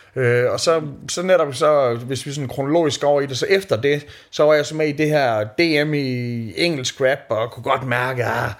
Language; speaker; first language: Danish; native; Danish